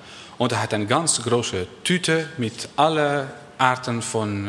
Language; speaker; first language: German; non-native, learner; Dutch